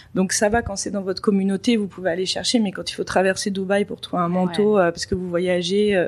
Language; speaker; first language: French; native; French